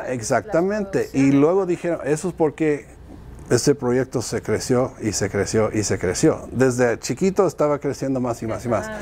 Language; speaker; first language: Spanish; early bilingual, heritage; Spanish